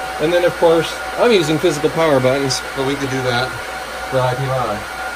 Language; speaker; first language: English; native; English